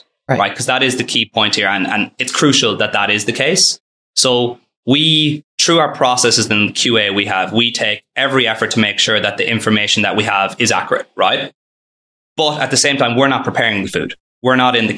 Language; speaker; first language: English; native; English